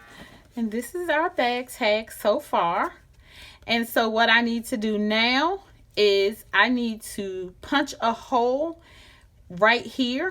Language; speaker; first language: English; native; English